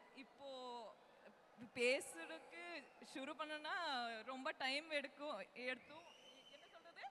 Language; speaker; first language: Tamil; non-native, local second language; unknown